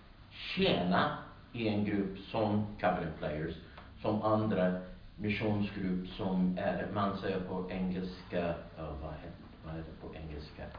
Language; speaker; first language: Swedish; non-native, learner; English